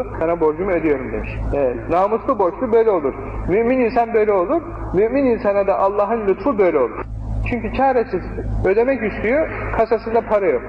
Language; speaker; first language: Turkish; native; Turkish